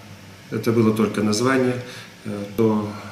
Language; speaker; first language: Russian; native; Russian